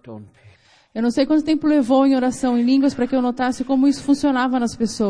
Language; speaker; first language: Portuguese; native; Portuguese